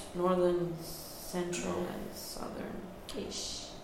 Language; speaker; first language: English; non-native, fluent; Swedish